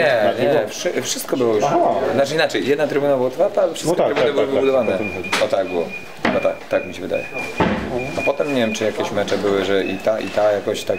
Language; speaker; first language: Polish; native; Polish